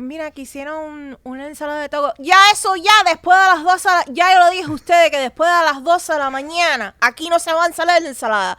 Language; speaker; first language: Spanish; early bilingual, heritage; Spanish